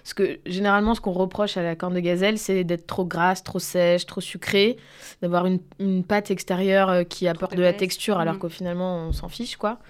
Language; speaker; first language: French; native; French